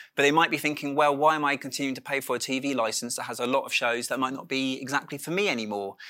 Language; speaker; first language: English; native; English